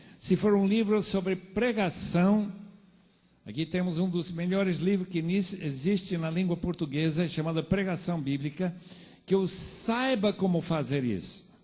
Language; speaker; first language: Portuguese; non-native, fluent; English